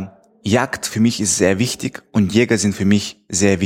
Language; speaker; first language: German; non-native, fluent; Tajik